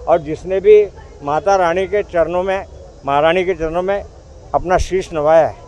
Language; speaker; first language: Hindi; non-native, local second language; Marathi